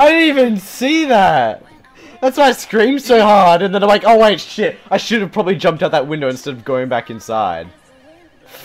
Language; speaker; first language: English; native; English